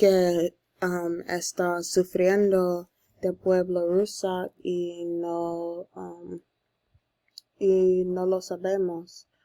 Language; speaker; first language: Spanish; non-native, learner; English